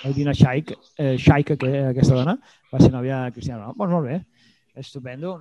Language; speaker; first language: Catalan; native; Catalan